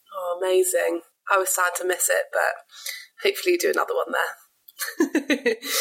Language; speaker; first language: English; native; English